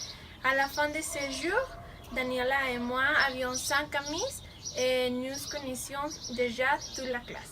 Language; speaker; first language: French; non-native, learner; Spanish